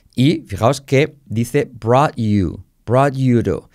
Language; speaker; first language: Spanish; native; Spanish